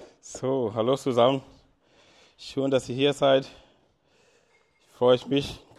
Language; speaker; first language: German; non-native, fluent; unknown